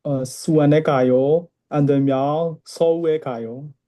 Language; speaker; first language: Korean; non-native, learner; Burmese